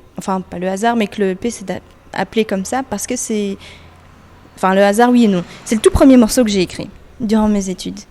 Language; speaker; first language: French; native; French